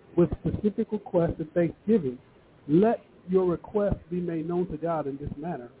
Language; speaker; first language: English; early bilingual, other home language; Yoruba